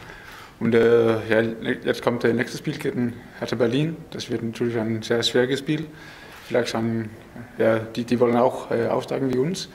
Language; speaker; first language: German; non-native, learner; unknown